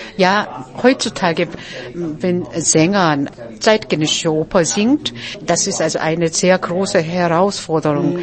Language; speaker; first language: German; non-native, fluent; Korean